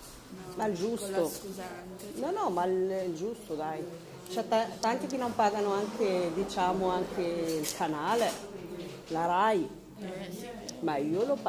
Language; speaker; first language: Italian; non-native, fluent; Arabic